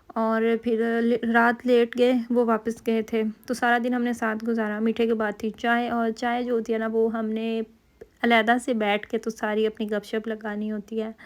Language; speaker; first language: Urdu; native; Urdu